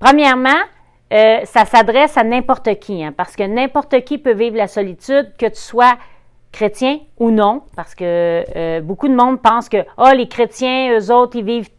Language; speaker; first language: French; native; French